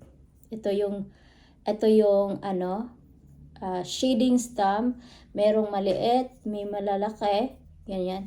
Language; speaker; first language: Filipino; non-native, local second language; Cebuano